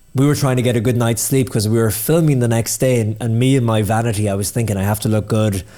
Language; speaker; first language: English; native; English